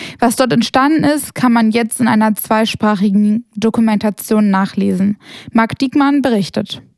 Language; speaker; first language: German; native; German